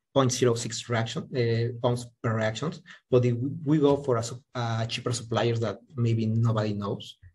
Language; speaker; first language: English; non-native, fluent; Spanish